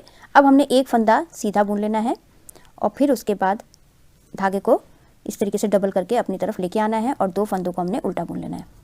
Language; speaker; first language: Hindi; non-native, local second language; Punjabi